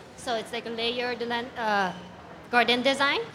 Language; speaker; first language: English; non-native, fluent; Japanese